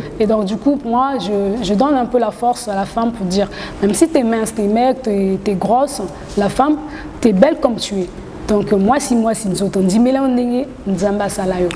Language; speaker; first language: French; non-native, local second language; Lingala